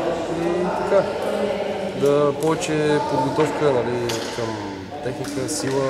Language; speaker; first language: Bulgarian; native; Bulgarian